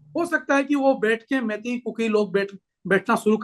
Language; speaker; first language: Hindi; native; Hindi